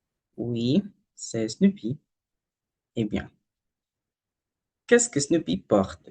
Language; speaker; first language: French; non-native, learner; Spanish